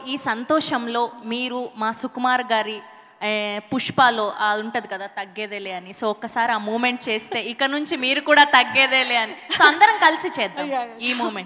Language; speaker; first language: Telugu; native; Telugu